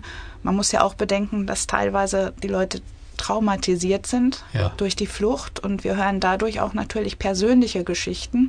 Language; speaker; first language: German; native; German